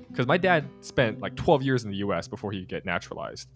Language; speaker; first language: English; early bilingual, other home language; Chinese